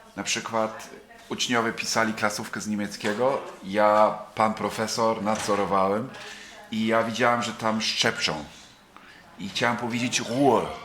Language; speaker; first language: Polish; non-native, fluent; German